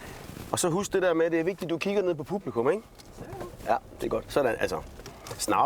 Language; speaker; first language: Danish; native; Danish